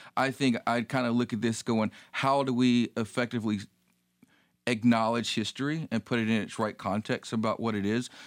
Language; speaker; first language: English; native; English